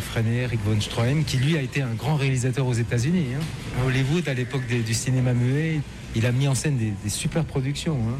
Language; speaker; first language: French; native; French